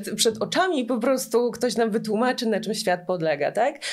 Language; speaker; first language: Polish; native; Polish